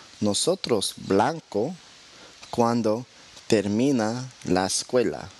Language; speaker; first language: Spanish; non-native, fluent; English